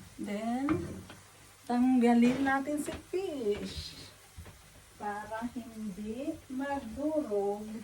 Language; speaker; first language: Filipino; non-native, local second language; Waray